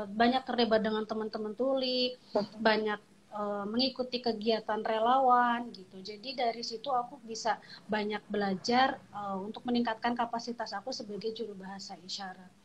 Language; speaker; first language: Indonesian; native; Indonesian